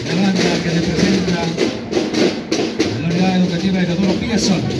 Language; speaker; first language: Spanish; native; Spanish